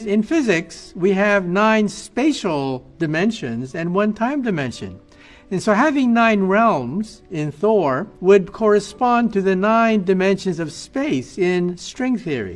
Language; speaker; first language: English; native; English